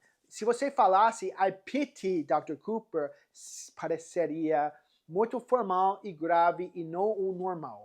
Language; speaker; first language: Portuguese; non-native, fluent; English